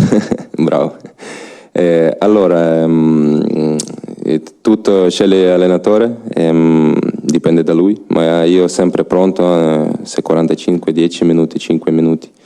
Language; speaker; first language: Italian; non-native, learner; Ukrainian